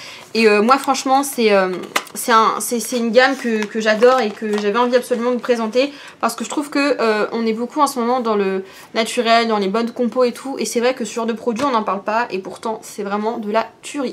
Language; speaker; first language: French; native; French